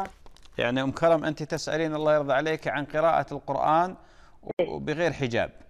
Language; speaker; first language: Arabic; native; Arabic